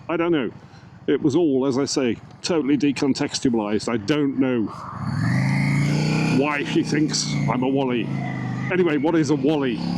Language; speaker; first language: English; native; English